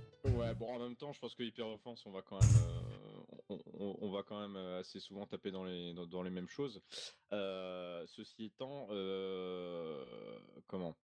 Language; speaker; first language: French; native; French